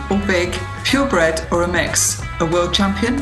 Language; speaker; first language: English; native; English